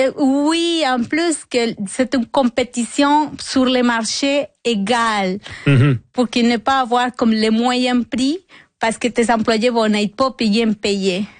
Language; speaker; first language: French; non-native, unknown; Spanish